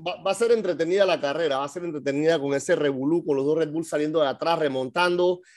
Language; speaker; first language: Spanish; native; Spanish